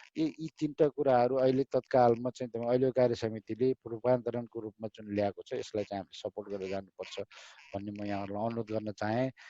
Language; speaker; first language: Nepali; native; Nepali